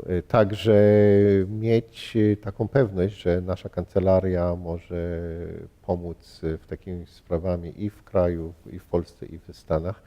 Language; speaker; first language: Polish; early bilingual, heritage; Polish